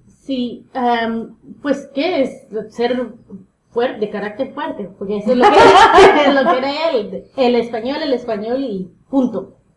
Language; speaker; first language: Spanish; early bilingual, heritage; Spanish